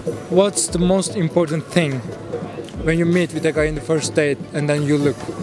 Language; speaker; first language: English; non-native, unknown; Turkish